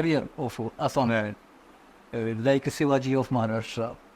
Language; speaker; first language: English; non-native, local second language; Konkani